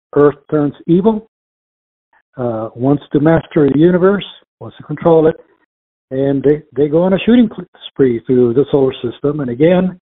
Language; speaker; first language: English; early bilingual, other home language; Spanish